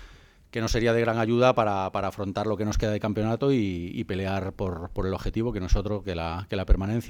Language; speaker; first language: Spanish; native; Spanish